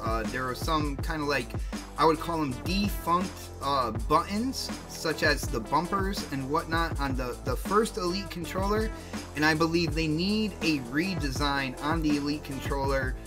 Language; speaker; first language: English; native; English